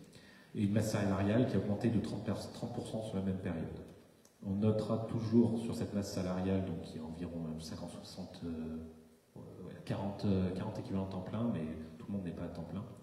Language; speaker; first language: French; native; French